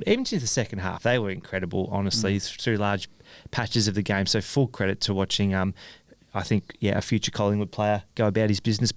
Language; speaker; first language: English; native; English